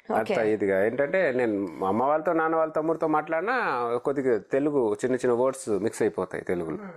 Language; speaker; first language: Telugu; non-native, local second language; Lambadi